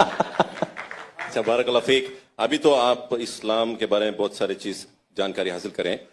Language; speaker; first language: Hindi; non-native, local second language; Tamil